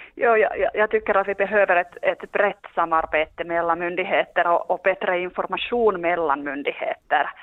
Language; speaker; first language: Swedish; non-native, local second language; Finnish